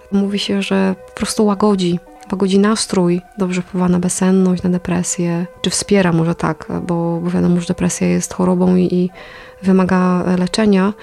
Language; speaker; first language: Polish; native; Polish